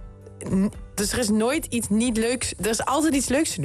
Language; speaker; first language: Dutch; native; Dutch